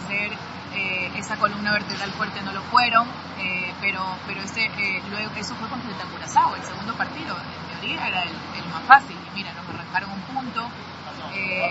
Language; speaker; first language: Spanish; native; Spanish